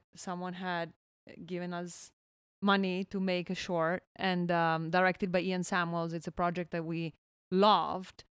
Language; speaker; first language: English; non-native, fluent; Italian